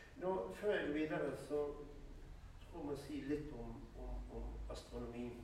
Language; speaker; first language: Norwegian; native; Norwegian